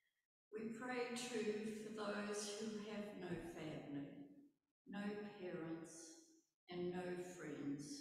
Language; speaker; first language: English; native; English